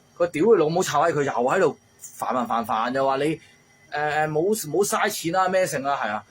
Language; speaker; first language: Cantonese; native; Cantonese